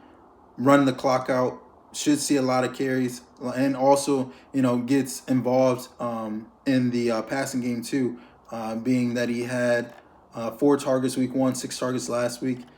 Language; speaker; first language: English; native; English